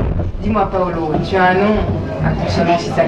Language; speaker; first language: French; native; French